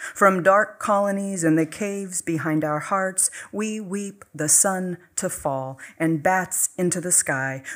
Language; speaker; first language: English; native; English